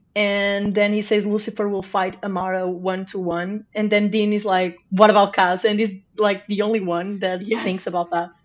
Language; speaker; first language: English; non-native, fluent; Portuguese